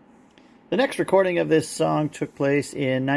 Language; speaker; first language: English; native; English